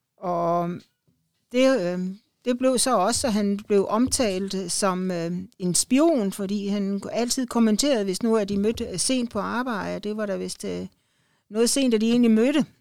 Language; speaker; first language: Danish; native; Danish